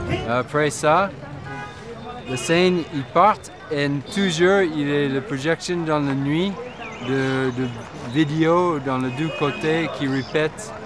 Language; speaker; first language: French; non-native, learner; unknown